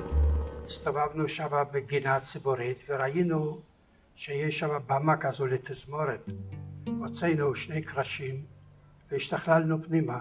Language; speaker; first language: Hebrew; non-native, fluent; Yiddish